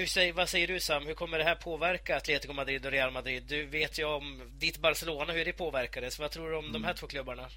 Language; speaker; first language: Swedish; native; Swedish